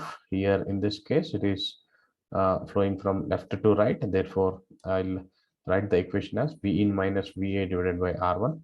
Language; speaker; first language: English; non-native, local second language; Kannada